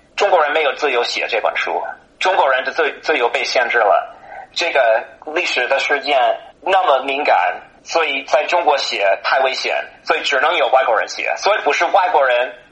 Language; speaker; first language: Chinese; non-native, fluent; English